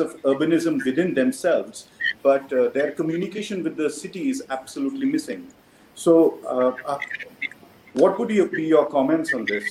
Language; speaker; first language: English; non-native, local second language; Hindi